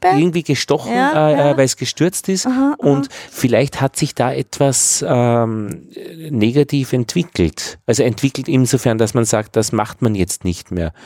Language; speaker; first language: German; native; German